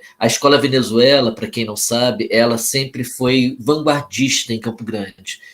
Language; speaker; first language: Portuguese; native; Portuguese